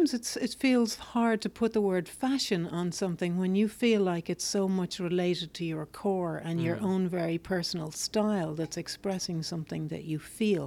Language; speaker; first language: English; native; English